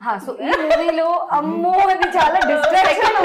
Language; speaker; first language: Telugu; non-native, fluent; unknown